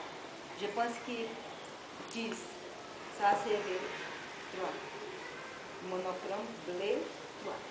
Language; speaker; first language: French; non-native, learner; Portuguese